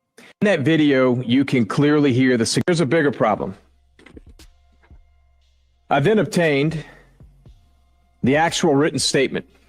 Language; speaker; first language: English; native; English